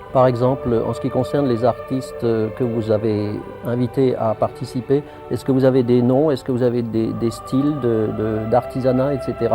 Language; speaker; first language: French; native; French